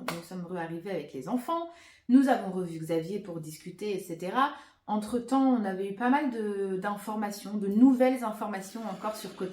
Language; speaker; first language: French; native; French